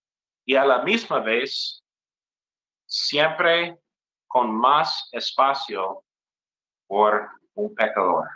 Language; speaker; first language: Spanish; non-native, fluent; English